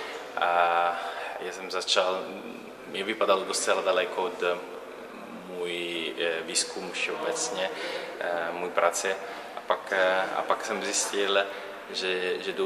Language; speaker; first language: Czech; non-native, learner; Italian